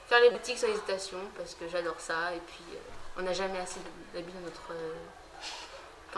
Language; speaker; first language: French; native; French